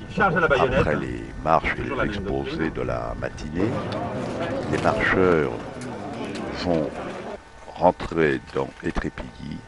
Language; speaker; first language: French; native; French